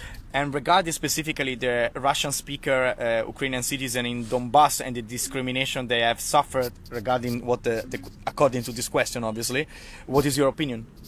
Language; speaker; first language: English; non-native, fluent; Italian